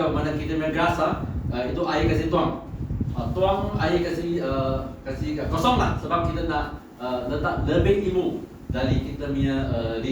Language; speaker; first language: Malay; non-native, local second language; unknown